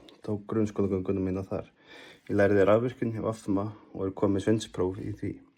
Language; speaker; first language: Icelandic; native; Icelandic